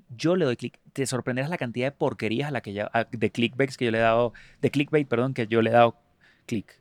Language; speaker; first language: Spanish; native; Spanish